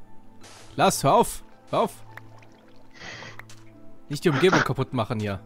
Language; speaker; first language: German; native; German